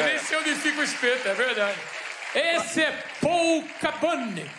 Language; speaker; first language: Portuguese; native; Portuguese